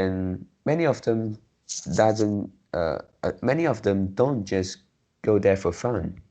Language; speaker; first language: English; non-native, learner; Chinese